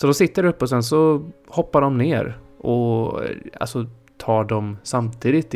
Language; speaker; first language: Swedish; native; Swedish